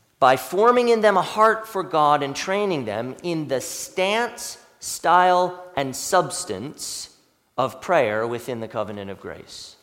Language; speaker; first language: English; native; English